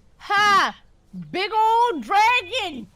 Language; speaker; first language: English; native; English